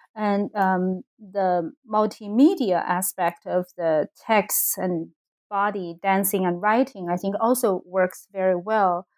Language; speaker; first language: English; non-native, fluent; Chinese